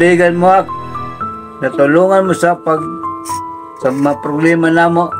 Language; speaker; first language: Filipino; non-native, local second language; Cebuano